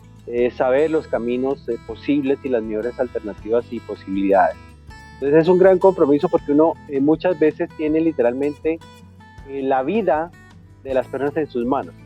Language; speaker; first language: Spanish; native; Spanish